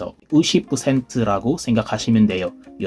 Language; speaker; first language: Korean; non-native, fluent; Filipino